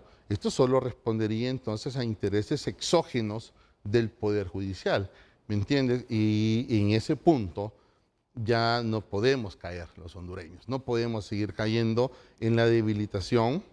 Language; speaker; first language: Spanish; native; Spanish